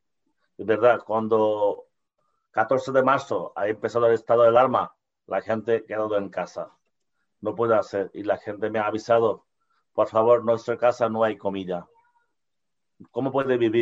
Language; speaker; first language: Spanish; non-native, learner; Bangla